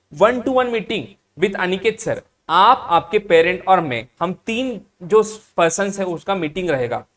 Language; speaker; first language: Hindi; non-native, local second language; Marathi